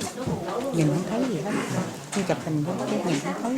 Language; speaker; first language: Vietnamese; native; Vietnamese